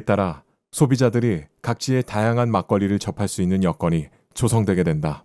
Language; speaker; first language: Korean; native; Korean